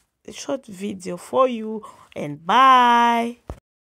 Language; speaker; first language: English; non-native, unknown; Swahili